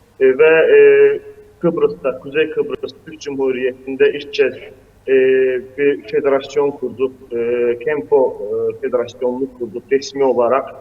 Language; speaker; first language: Turkish; non-native, fluent; Azerbaijani